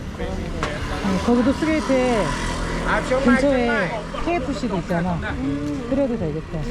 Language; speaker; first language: Korean; native; Korean